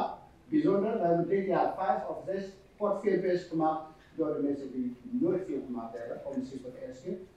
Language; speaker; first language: Dutch; non-native, fluent; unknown